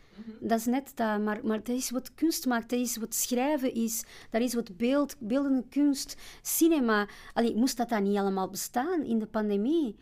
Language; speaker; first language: Dutch; non-native, fluent; Portuguese